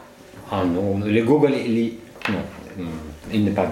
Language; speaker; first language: French; non-native, learner; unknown